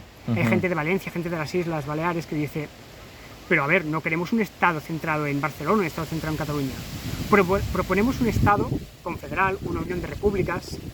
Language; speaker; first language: Spanish; native; Spanish